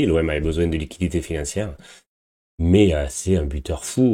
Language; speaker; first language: French; native; French